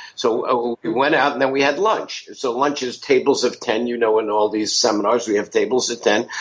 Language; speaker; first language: English; native; English